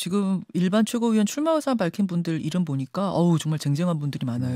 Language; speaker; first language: Korean; native; Korean